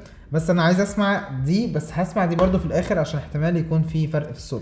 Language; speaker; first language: Arabic; native; Arabic